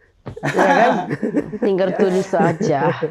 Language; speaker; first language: Indonesian; non-native, fluent; Japanese